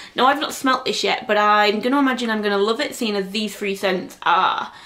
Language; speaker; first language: English; native; English